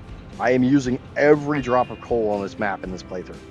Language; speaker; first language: English; native; English